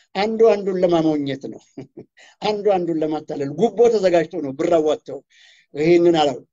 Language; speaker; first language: Amharic; non-native, local second language; Oromo